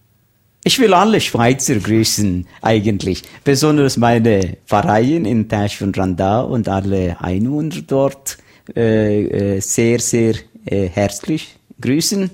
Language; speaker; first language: German; non-native, learner; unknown